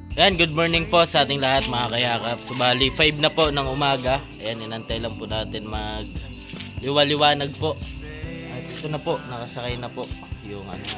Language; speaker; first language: Filipino; non-native, local second language; Bikol